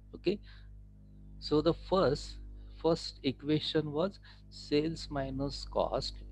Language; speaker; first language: English; non-native, local second language; Marathi